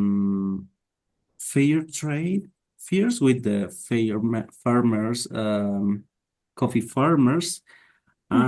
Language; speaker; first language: English; non-native, learner; Spanish